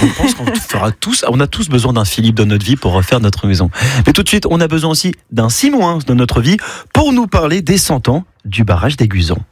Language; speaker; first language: French; native; French